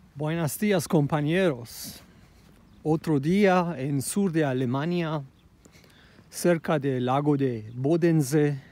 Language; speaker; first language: Spanish; non-native, fluent; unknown